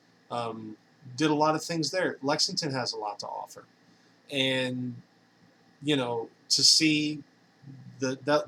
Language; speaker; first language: English; native; English